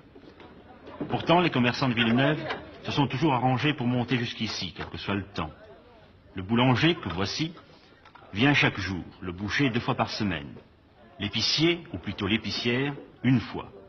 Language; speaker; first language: French; native; French